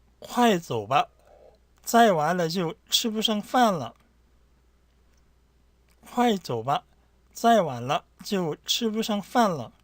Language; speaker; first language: Chinese; non-native, fluent; Korean